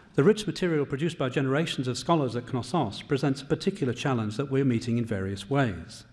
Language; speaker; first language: English; native; English